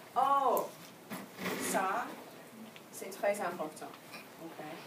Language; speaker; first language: French; non-native, fluent; English